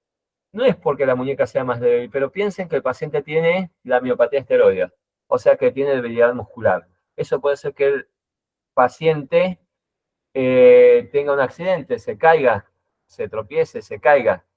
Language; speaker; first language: Spanish; native; Spanish